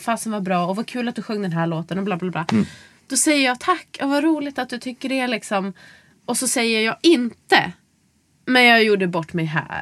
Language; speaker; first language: Swedish; native; Swedish